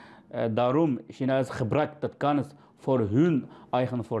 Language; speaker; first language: Dutch; non-native, learner; Uyghur